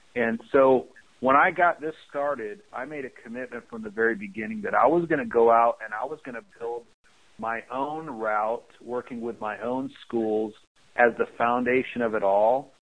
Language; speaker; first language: English; native; English